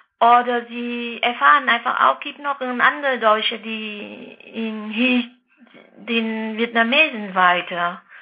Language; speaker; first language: German; non-native, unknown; Vietnamese